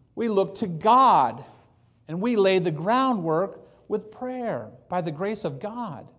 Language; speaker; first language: English; early bilingual, other home language; Polish